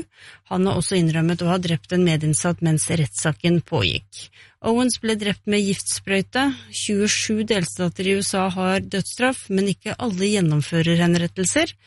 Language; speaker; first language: Norwegian; native; Norwegian